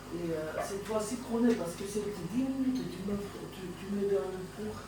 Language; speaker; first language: French; non-native, learner; Armenian